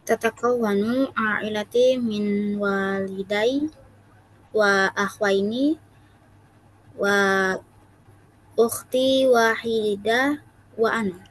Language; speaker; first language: Arabic; non-native, learner; Indonesian